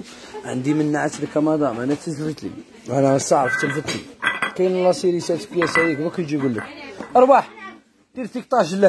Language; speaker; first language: Arabic; native; Arabic